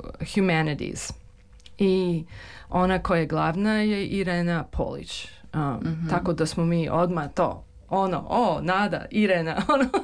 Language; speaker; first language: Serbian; early bilingual, heritage; English